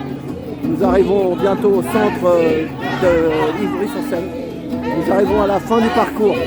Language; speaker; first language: French; native; French